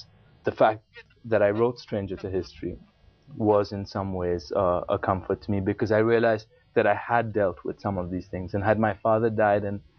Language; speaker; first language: English; non-native, local second language; Urdu